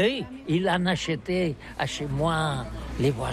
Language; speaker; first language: French; non-native, learner; Catalan